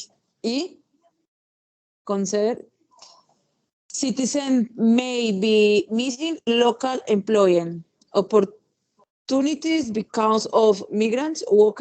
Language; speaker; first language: English; non-native, learner; Spanish